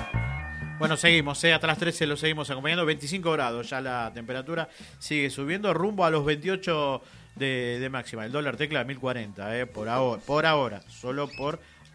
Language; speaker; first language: Spanish; native; Spanish